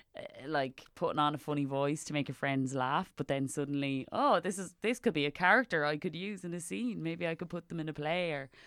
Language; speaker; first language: English; native; English